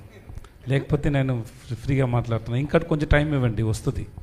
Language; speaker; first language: Telugu; non-native, learner; Tamil